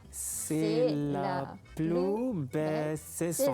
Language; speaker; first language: French; non-native, learner; Malay